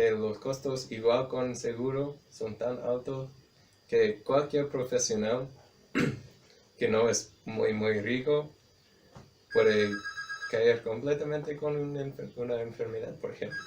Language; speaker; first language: Spanish; non-native, fluent; English